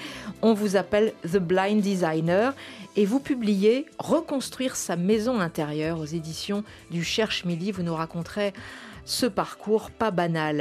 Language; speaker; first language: French; native; French